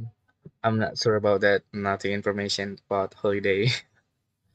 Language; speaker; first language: English; non-native, learner; Indonesian